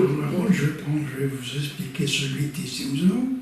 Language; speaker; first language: French; native; French